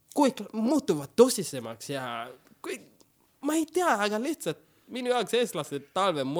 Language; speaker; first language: Estonian; non-native, fluent; English